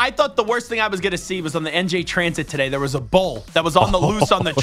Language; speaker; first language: English; native; English